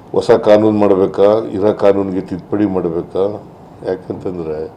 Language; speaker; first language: Kannada; native; Kannada